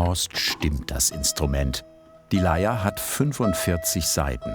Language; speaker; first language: German; native; German